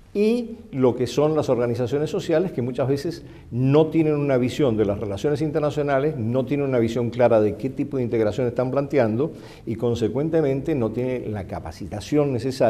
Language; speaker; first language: Spanish; native; Spanish